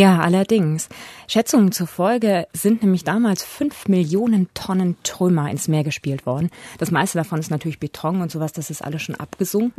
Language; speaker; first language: German; native; German